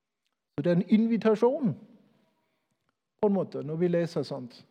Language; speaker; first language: Norwegian; non-native, fluent; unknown